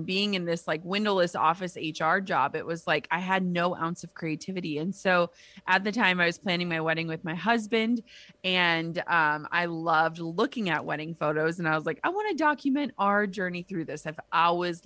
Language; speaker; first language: English; native; English